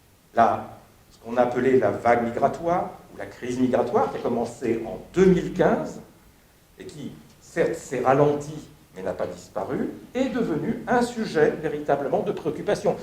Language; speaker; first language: French; native; French